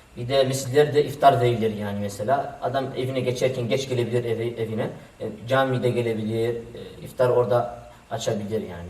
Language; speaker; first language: Turkish; non-native, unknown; Arabic